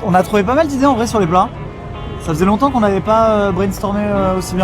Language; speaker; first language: French; native; French